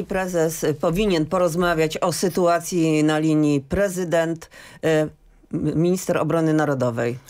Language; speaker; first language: Polish; native; Polish